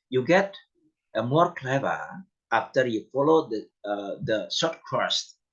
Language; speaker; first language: English; non-native, fluent; Indonesian